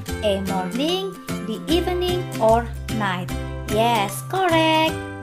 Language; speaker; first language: English; non-native, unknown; Indonesian